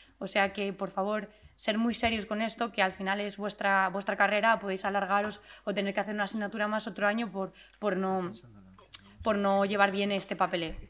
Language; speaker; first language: Spanish; native; Spanish